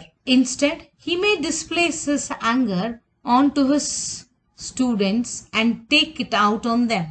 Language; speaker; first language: English; non-native, local second language; Kannada